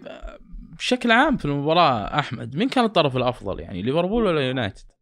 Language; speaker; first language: Arabic; native; Arabic